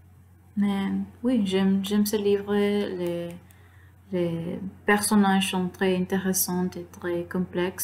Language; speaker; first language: French; non-native, learner; Spanish